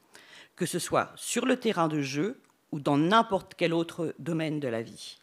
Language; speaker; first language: French; native; French